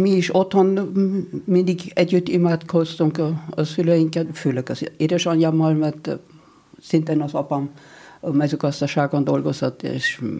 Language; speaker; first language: Hungarian; non-native, fluent; German